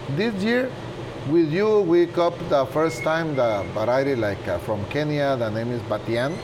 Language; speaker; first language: English; non-native, learner; Spanish